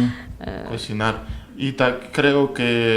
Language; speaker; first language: Spanish; non-native, learner; Russian